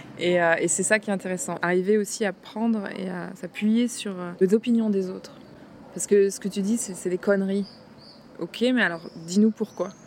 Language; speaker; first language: French; native; French